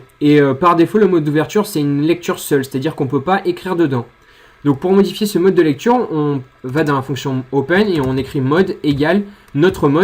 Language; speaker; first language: French; native; French